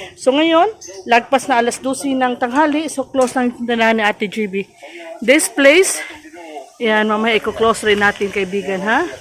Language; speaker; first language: Filipino; non-native, local second language; Cebuano